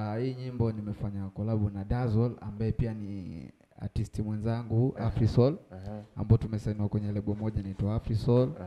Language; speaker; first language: Swahili; native; Swahili